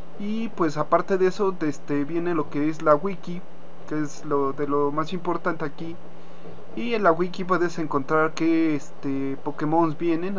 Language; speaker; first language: Spanish; native; Spanish